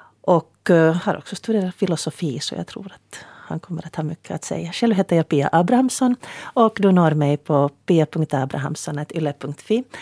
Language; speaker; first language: Swedish; native; Swedish